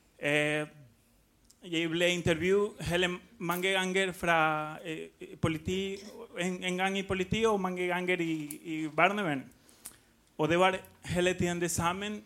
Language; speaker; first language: Norwegian; non-native, learner; Spanish